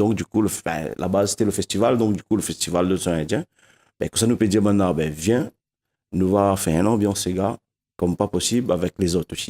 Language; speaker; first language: French; non-native, local second language; Réunion Creole French